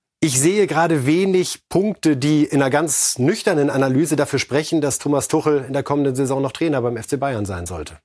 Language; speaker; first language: German; native; German